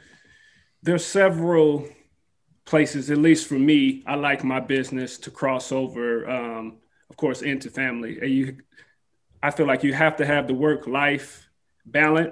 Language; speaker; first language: English; native; English